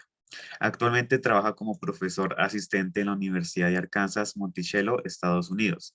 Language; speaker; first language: Spanish; native; Spanish